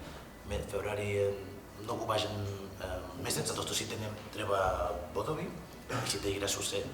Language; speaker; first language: Macedonian; non-native, fluent; Spanish